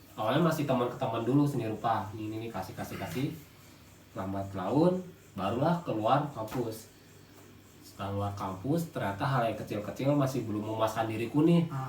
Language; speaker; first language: Indonesian; non-native, local second language; Javanese